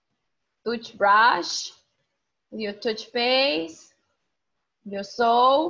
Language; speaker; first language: English; non-native, fluent; Spanish